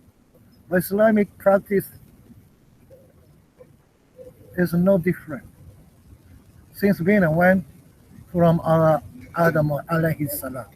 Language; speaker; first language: English; non-native, learner; Japanese